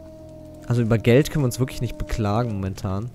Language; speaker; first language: German; native; German